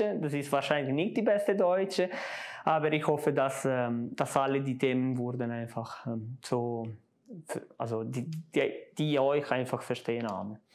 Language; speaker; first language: German; non-native, local second language; Italian